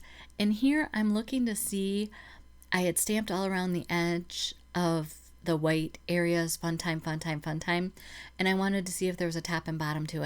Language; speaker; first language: English; native; English